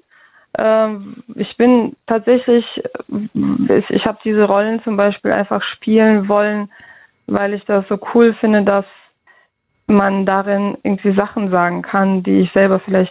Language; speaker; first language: German; early bilingual, other home language; Russian